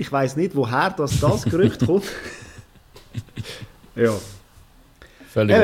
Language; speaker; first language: German; native; German